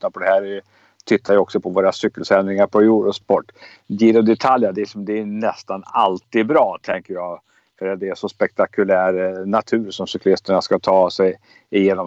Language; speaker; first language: Swedish; native; Swedish